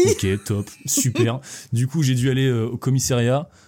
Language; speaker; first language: French; native; French